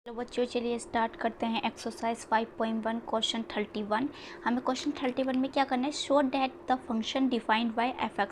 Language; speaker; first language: Hindi; native; Hindi